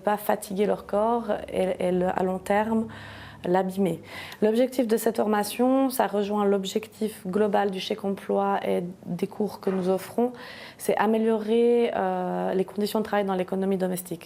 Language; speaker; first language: French; native; French